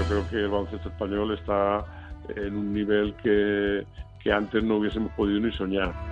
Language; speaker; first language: Spanish; non-native, fluent; Hungarian